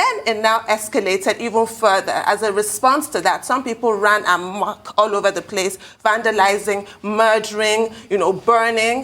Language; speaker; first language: English; native; English